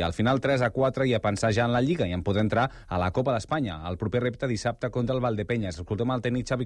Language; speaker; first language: Catalan; native; Catalan